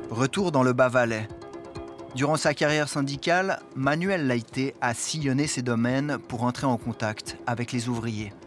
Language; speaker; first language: French; native; French